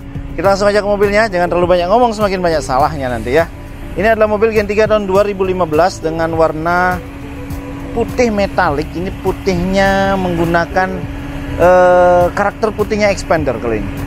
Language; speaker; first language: Indonesian; native; Indonesian